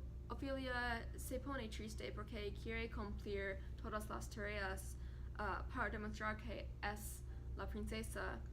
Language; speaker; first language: Spanish; non-native, learner; English